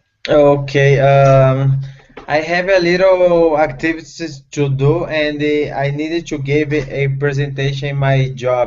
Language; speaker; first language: English; non-native, learner; Spanish